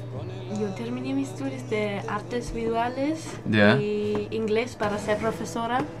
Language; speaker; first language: Spanish; non-native, learner; German